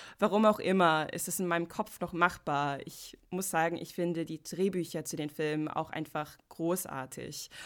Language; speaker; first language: German; non-native, fluent; English